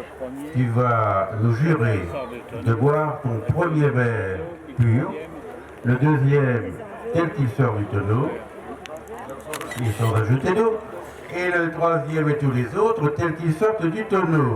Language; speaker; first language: French; native; French